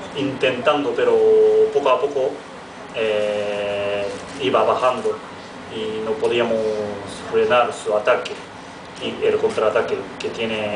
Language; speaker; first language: Spanish; non-native, fluent; Japanese